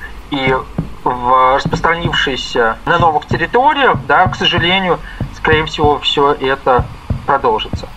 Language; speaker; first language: Russian; native; Russian